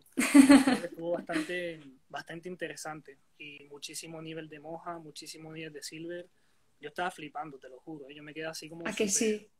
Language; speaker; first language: Spanish; native; Spanish